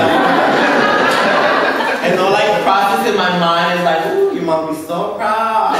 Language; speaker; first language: English; early bilingual, other home language; Spanish